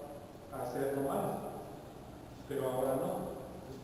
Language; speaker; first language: Spanish; native; Spanish